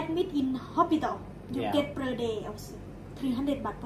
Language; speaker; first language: English; non-native, learner; Thai